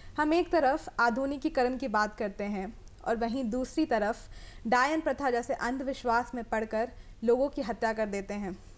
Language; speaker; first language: Hindi; native; Hindi